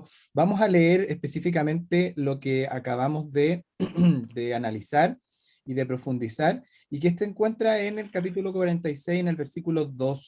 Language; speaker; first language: Spanish; native; Spanish